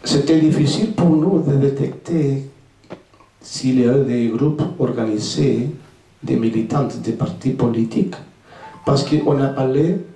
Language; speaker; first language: French; non-native, fluent; Spanish